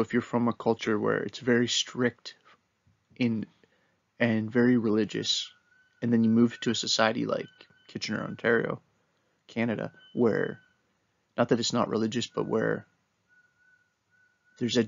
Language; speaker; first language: English; native; English